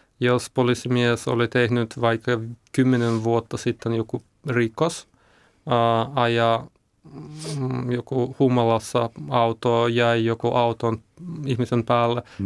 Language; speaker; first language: Finnish; non-native, learner; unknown